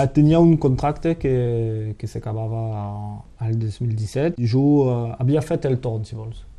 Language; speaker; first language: Catalan; non-native, local second language; French